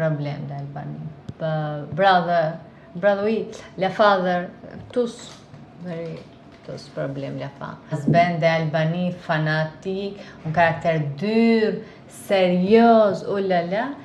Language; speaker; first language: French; non-native, learner; Albanian